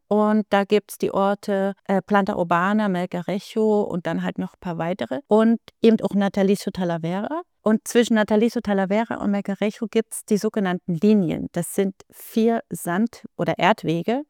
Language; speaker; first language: German; native; German